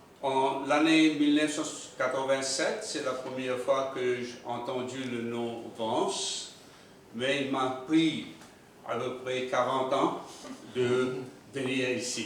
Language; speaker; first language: French; non-native, local second language; Morisyen